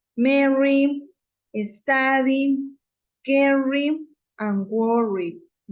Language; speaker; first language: English; non-native, fluent; Spanish